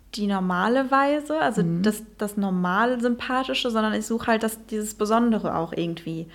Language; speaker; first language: German; early bilingual, heritage; Dutch